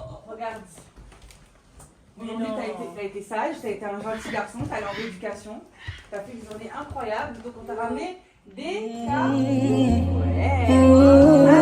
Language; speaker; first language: French; native; French